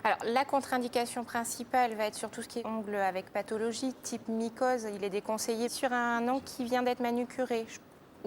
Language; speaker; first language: French; native; French